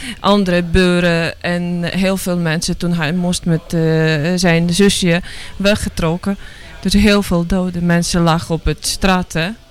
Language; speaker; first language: Dutch; non-native, learner; Ukrainian